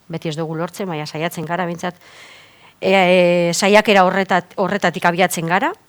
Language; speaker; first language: Basque; native; Basque